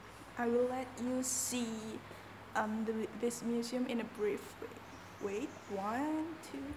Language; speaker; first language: English; non-native, learner; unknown